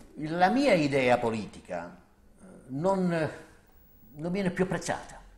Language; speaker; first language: Italian; native; Italian